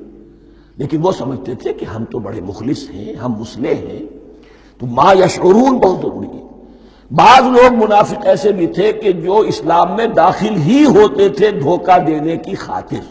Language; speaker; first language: Urdu; native; Urdu